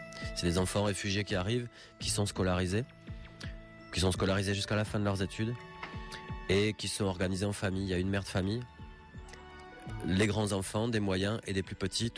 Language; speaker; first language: French; native; French